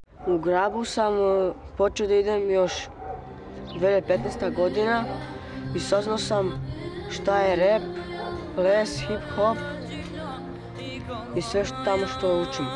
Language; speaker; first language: Serbian; non-native, local second language; Romany